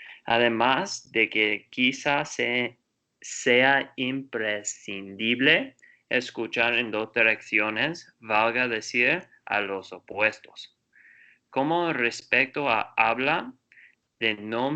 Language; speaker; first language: Spanish; non-native, learner; Portuguese